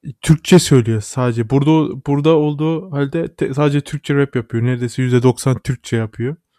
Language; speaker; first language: Turkish; early bilingual, heritage; Turkish